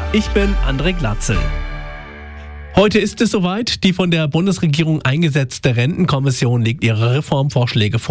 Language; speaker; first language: German; native; German